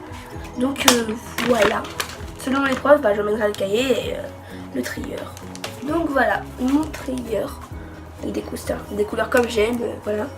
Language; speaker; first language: French; native; French